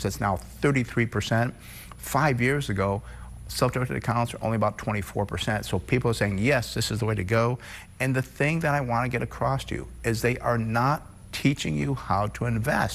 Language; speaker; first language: English; native; English